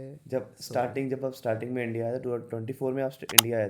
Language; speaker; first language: Hindi; native; Hindi